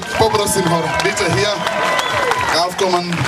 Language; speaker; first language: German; non-native, learner; Slovak